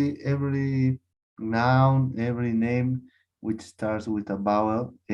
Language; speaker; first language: English; non-native, learner; Spanish